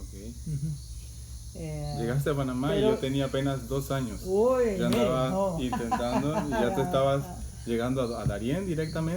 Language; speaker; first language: Spanish; native; Spanish